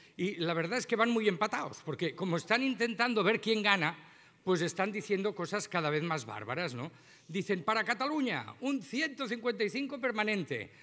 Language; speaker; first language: Spanish; non-native, local second language; Catalan